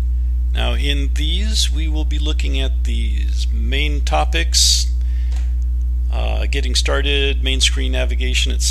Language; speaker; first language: English; native; English